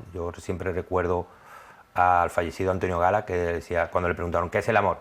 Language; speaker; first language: Spanish; native; Spanish